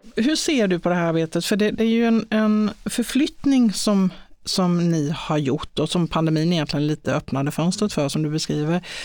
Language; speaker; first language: Swedish; native; Swedish